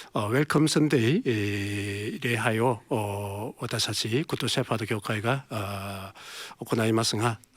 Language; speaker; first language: Japanese; non-native, fluent; Korean